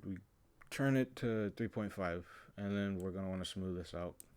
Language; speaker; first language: English; native; English